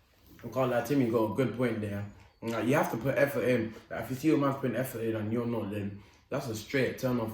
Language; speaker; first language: English; native; English